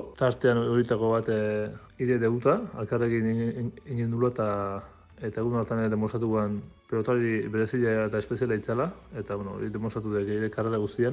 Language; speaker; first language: Basque; native; Basque